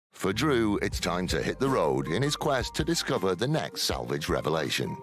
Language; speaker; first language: English; native; English